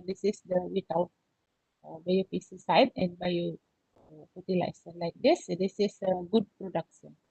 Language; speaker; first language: English; non-native, learner; Indonesian